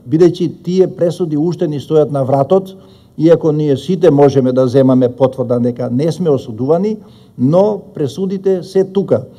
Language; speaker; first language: Macedonian; non-native, local second language; Albanian